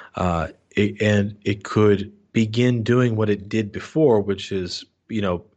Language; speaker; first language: English; native; English